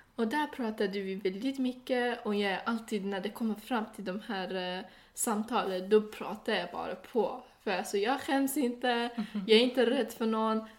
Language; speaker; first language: Swedish; non-native, fluent; Persian